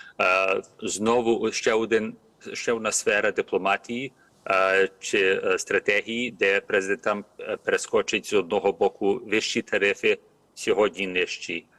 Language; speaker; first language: Ukrainian; early bilingual, heritage; Ukrainian